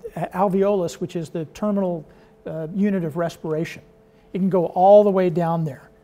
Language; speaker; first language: English; native; English